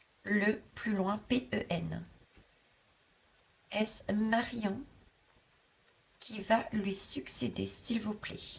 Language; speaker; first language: French; native; French